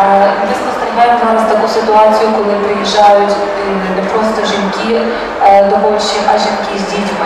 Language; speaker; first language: Polish; non-native, learner; Ukrainian